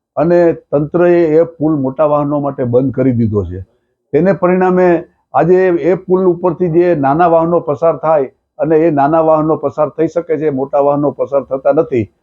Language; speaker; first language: Gujarati; native; Gujarati